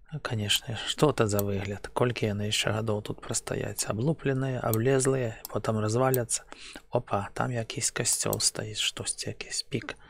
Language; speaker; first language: Belarusian; native; Belarusian